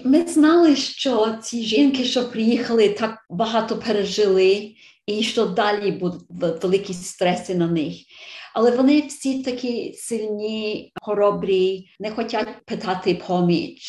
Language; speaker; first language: Ukrainian; early bilingual, heritage; Ukrainian